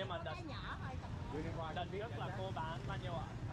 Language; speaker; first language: Vietnamese; non-native, fluent; English